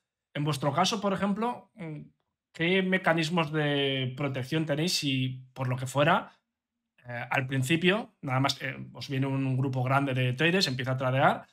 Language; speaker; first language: Spanish; native; Spanish